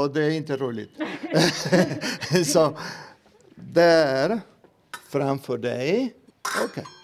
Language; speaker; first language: Swedish; non-native, fluent; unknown